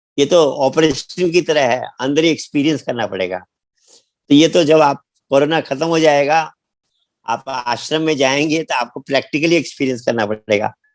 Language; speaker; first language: Hindi; native; Hindi